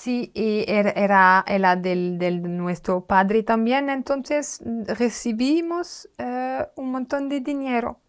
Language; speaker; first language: Spanish; non-native, learner; French